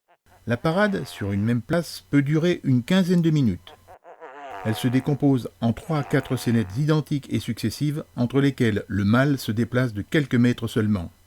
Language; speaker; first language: French; native; French